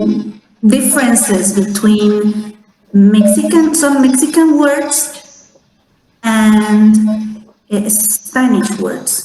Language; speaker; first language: English; non-native, fluent; Spanish